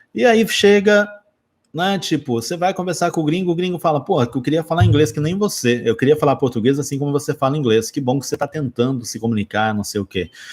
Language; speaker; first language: Portuguese; native; Portuguese